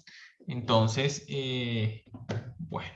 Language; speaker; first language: Spanish; native; Spanish